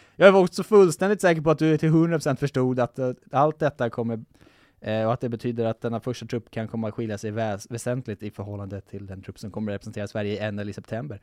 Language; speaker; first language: Swedish; native; Swedish